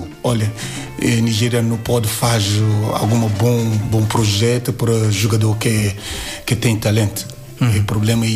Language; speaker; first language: Portuguese; non-native, learner; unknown